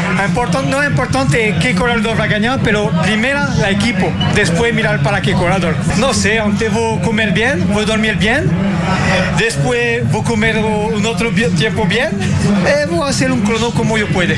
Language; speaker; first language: Portuguese; non-native, learner; Spanish